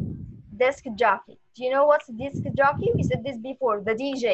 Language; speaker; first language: English; non-native, fluent; Arabic